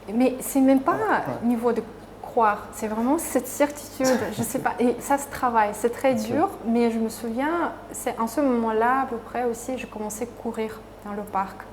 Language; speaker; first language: French; non-native, fluent; Russian